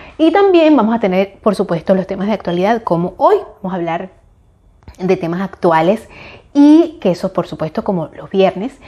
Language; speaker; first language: Spanish; native; Spanish